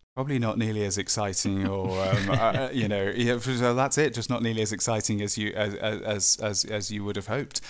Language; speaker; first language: English; native; English